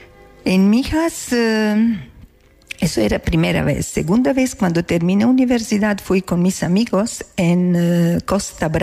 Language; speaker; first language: Spanish; non-native, learner; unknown